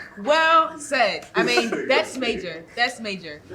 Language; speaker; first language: English; native; English